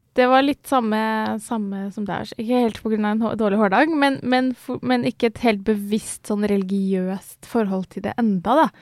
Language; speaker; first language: Norwegian; native; Norwegian